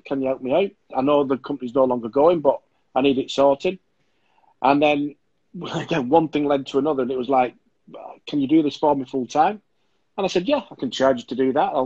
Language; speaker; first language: English; native; English